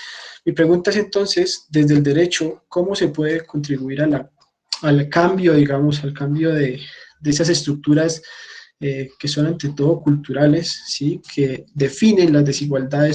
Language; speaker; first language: Spanish; native; Spanish